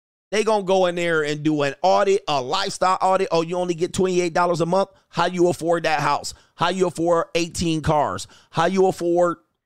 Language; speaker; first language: English; native; English